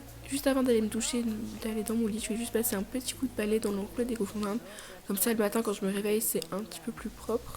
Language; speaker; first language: French; native; French